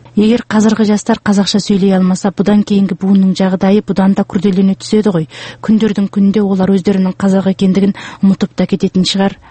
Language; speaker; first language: Kazakh; native; Kazakh